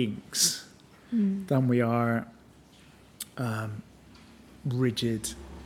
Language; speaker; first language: English; native; English